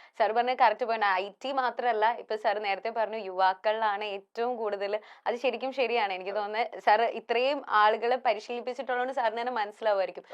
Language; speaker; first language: Malayalam; native; Malayalam